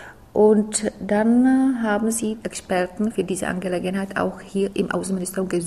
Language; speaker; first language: German; non-native, fluent; Czech